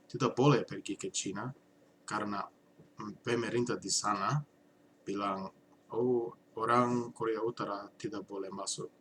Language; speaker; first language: Indonesian; non-native, learner; English